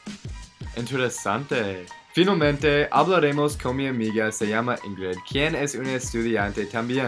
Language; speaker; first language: Spanish; non-native, learner; English